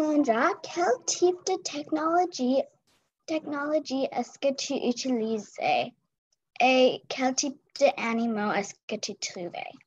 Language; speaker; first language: French; non-native, learner; English